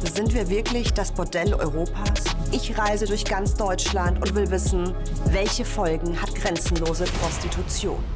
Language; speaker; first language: German; native; German